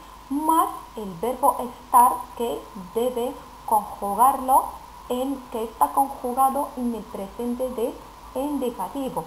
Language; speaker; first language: Spanish; non-native, fluent; Arabic